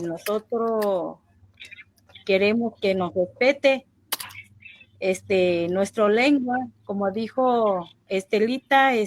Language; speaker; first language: Spanish; non-native, local second language; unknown